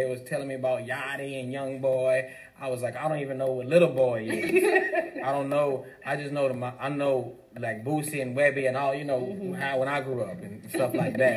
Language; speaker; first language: English; native; English